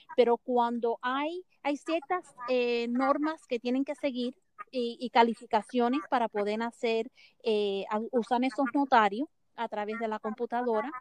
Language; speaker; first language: Spanish; early bilingual, heritage; Spanish